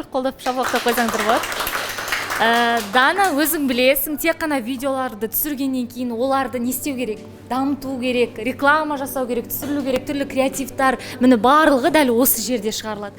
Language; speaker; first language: Kazakh; native; Kazakh